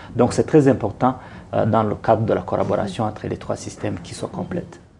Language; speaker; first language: French; non-native, local second language; Kinyarwanda